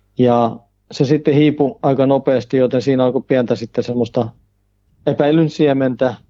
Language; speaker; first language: Finnish; early bilingual, heritage; Finnish